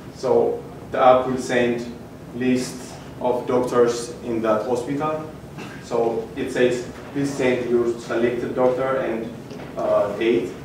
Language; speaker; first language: English; non-native, fluent; Amharic